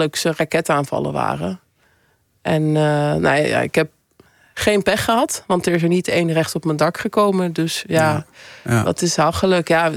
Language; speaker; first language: Dutch; native; Dutch